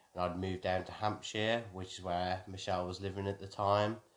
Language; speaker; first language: English; native; English